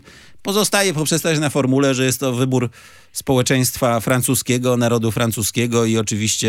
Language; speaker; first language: Polish; native; Polish